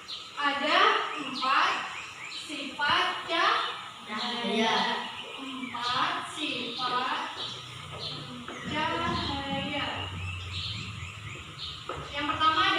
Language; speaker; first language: Indonesian; native; Indonesian